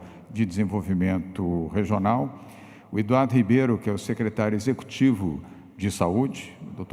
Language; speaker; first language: Portuguese; native; Portuguese